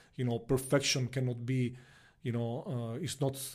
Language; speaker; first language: English; non-native, fluent; Italian